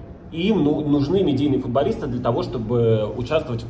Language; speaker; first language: Russian; native; Russian